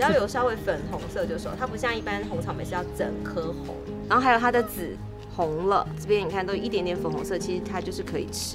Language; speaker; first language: Chinese; native; Chinese